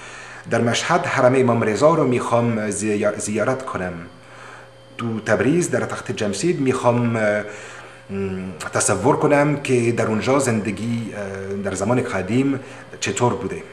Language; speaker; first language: Persian; non-native, learner; French